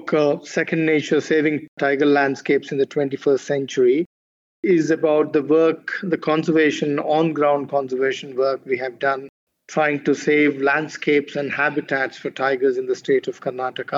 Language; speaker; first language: English; non-native, local second language; Kannada